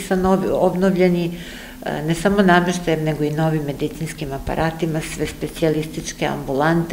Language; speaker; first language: Serbian; native; Serbian